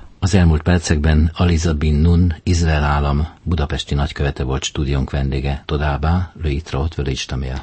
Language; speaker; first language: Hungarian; native; Hungarian